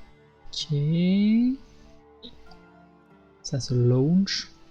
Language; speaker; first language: French; native; French